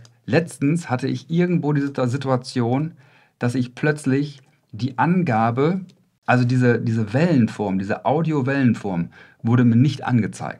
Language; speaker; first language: German; native; German